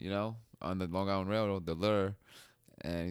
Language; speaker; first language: English; native; English